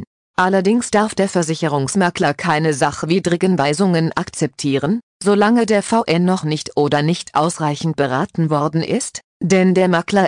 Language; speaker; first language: German; native; German